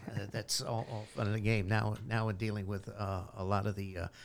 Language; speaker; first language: English; native; English